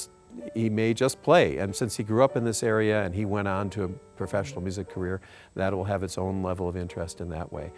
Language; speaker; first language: English; native; English